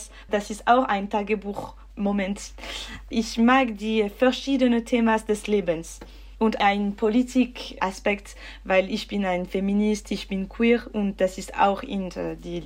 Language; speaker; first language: German; non-native, learner; French